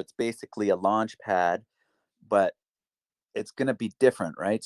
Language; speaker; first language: English; native; English